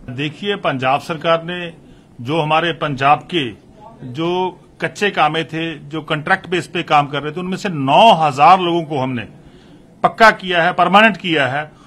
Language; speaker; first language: Hindi; non-native, local second language; Punjabi